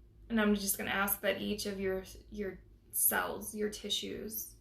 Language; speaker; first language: English; native; English